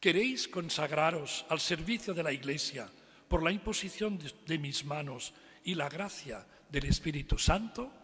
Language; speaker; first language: Spanish; non-native, local second language; Catalan